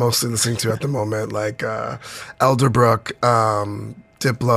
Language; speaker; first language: English; native; English